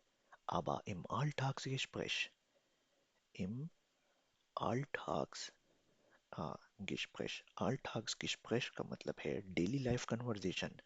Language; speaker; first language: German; non-native, fluent; Urdu